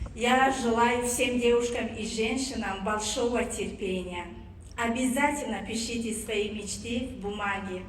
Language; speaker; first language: Russian; non-native, fluent; Tajik